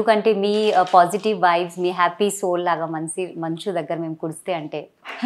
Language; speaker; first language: Telugu; non-native, local second language; Hindi